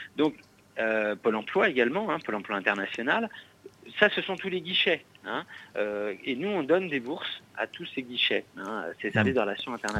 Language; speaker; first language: French; native; French